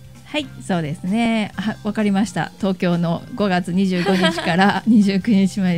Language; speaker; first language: Japanese; native; Japanese